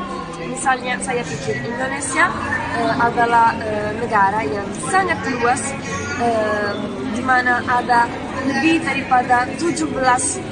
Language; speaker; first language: Indonesian; non-native, fluent; Italian